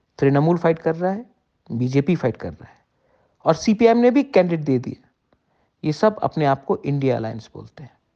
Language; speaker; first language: Hindi; non-native, local second language; Kok Borok